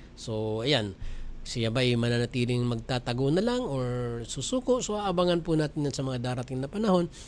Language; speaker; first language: Filipino; native; Filipino